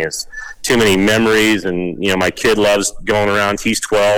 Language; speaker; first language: English; native; English